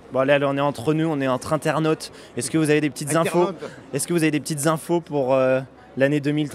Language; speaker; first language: French; native; French